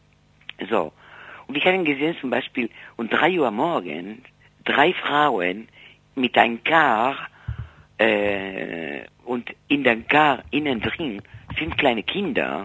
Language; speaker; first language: German; non-native, fluent; Spanish